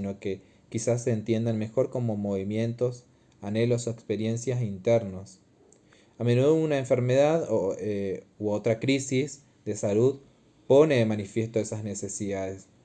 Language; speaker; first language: Spanish; native; Spanish